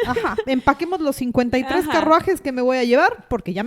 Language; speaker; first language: Spanish; native; Spanish